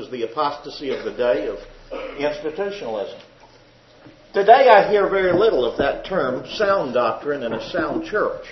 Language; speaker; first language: English; native; English